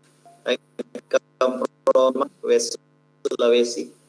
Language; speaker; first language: English; non-native, fluent; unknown